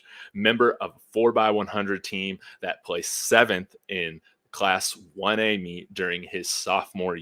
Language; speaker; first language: English; native; English